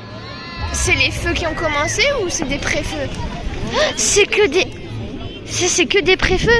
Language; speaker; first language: French; native; French